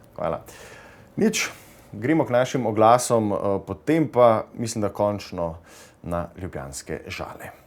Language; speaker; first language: Slovenian; native; Slovenian